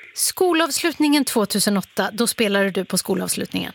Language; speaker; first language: Swedish; native; Swedish